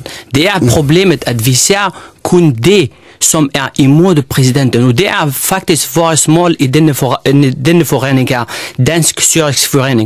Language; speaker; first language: Danish; non-native, fluent; Arabic